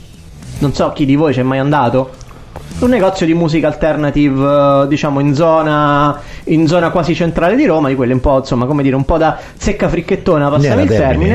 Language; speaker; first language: Italian; native; Italian